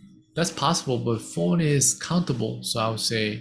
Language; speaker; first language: English; non-native, fluent; Korean